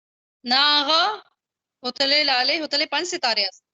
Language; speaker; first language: Persian; non-native, learner; Urdu